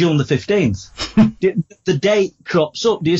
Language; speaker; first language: English; native; English